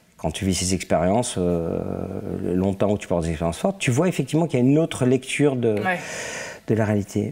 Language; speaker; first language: French; native; French